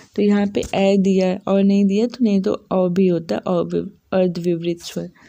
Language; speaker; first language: Hindi; native; Hindi